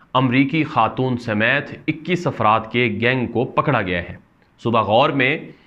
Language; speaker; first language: Urdu; native; Urdu